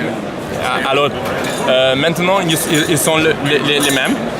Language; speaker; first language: French; non-native, learner; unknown